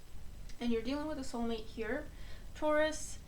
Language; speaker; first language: English; native; English